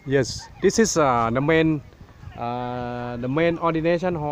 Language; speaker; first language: English; non-native, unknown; Thai